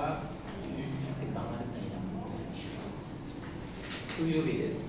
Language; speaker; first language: Japanese; non-native, learner; Bangla